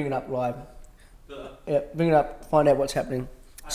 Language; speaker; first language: English; native; English